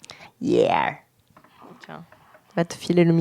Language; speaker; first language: French; native; French